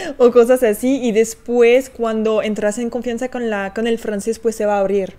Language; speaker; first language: Spanish; non-native, fluent; French